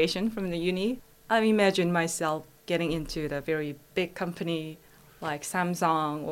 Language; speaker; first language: English; non-native, fluent; Korean